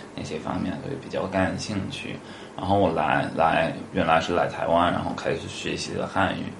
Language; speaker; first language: Chinese; non-native, fluent; English